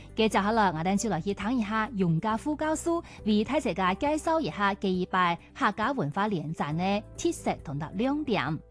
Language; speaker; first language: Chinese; non-native, local second language; Cantonese